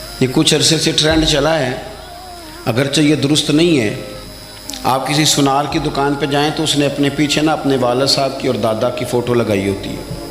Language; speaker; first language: Urdu; non-native, local second language; Punjabi